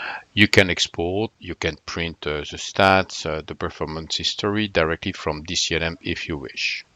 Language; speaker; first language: English; non-native, fluent; French